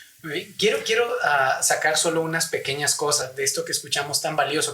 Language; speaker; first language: Spanish; native; Spanish